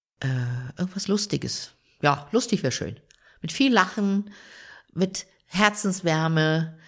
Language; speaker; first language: German; native; German